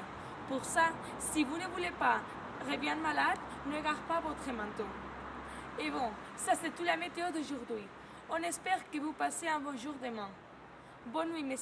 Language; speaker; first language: French; non-native, learner; Spanish